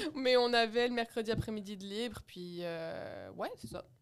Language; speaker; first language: French; non-native, local second language; Arabic